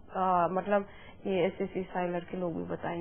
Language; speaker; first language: Hindi; non-native, local second language; Manipuri